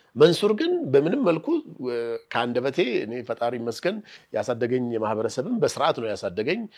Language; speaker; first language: Amharic; non-native, local second language; Oromo